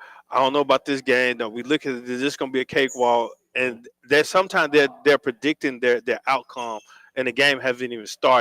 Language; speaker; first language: English; native; English